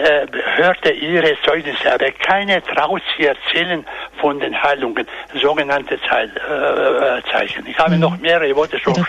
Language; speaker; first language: German; non-native, fluent; Croatian